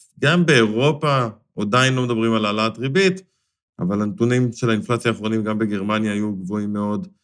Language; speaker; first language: Hebrew; native; Hebrew